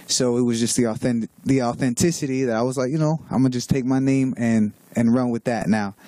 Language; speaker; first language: English; native; English